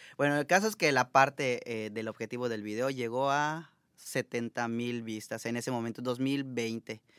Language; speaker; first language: Spanish; native; Spanish